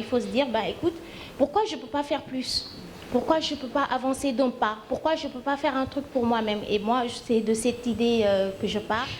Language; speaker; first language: French; non-native, local second language; Wolof